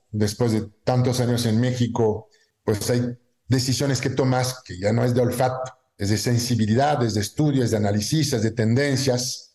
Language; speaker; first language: Spanish; non-native, fluent; French